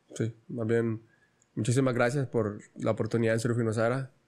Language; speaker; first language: Spanish; native; Spanish